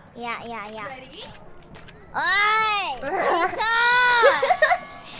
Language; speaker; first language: Japanese; non-native, learner; Indonesian